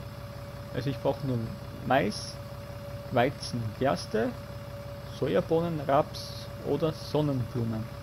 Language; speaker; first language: German; native; German